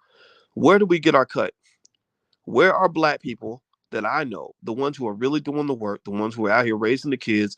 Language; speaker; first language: English; native; English